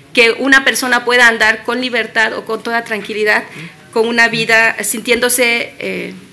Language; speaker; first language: Spanish; native; Spanish